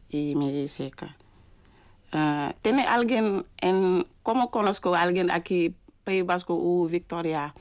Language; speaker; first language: Spanish; non-native, learner; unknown